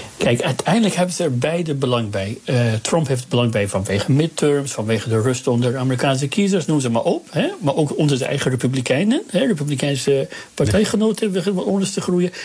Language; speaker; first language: Dutch; early bilingual, other home language; Persian